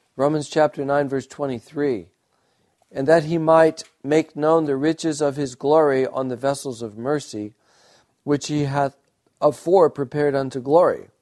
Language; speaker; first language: English; native; English